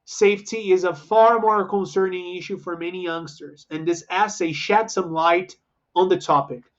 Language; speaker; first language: English; non-native, fluent; Portuguese